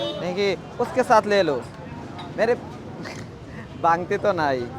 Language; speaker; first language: Hindi; non-native, learner; Bangla